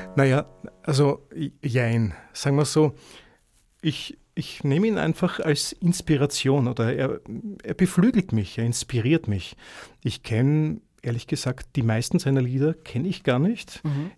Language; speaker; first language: German; native; German